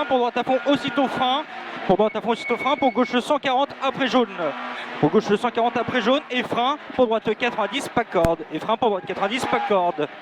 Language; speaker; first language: French; native; French